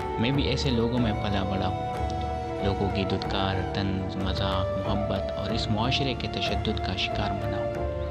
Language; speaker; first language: Urdu; non-native, local second language; Pashto